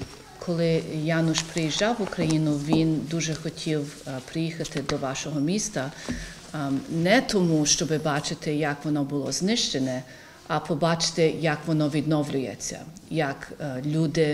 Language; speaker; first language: Ukrainian; early bilingual, heritage; Ukrainian